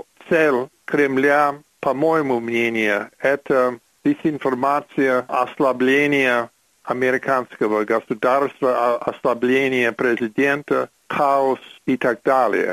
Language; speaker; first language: Russian; non-native, fluent; English